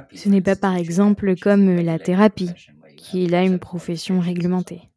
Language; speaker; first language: French; non-native, fluent; Swedish